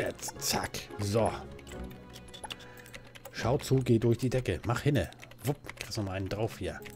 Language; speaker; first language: German; native; German